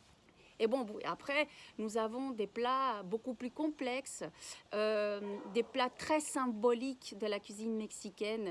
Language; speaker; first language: French; non-native, fluent; Spanish